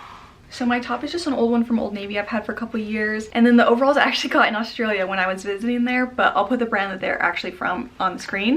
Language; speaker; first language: English; native; English